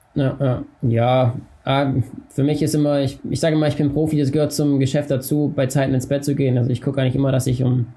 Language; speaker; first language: German; native; German